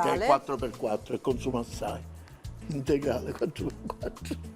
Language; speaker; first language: Italian; native; Italian